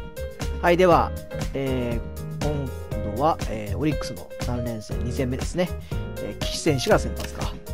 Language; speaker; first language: Japanese; native; Japanese